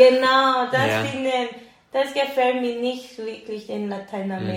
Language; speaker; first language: German; non-native, learner; Spanish